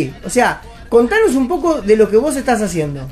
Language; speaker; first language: Spanish; native; Spanish